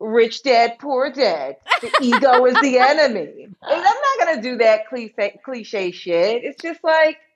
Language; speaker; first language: English; native; English